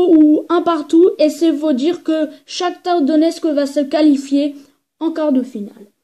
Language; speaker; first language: French; native; French